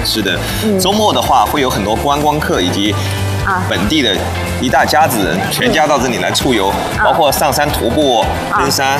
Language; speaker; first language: Chinese; native; Chinese